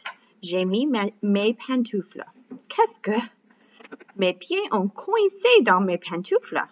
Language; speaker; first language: French; non-native, fluent; English